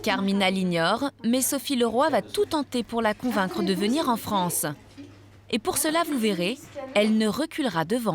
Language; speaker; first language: French; native; French